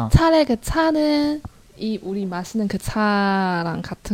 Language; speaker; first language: Korean; non-native, learner; Chinese